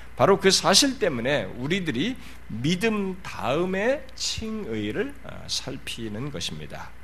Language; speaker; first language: Korean; native; Korean